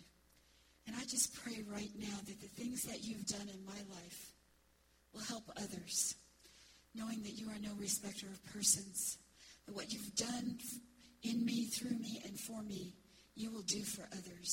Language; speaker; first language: English; native; English